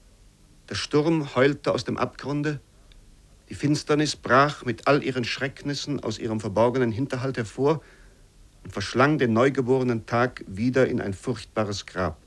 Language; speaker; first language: German; native; German